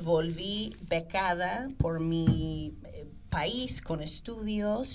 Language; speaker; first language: Spanish; non-native, fluent; English